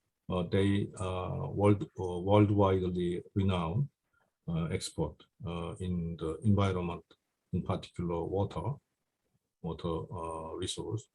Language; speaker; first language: English; non-native, fluent; Korean